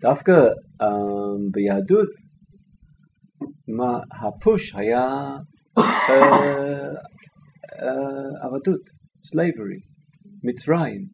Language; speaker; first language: Hebrew; non-native, fluent; English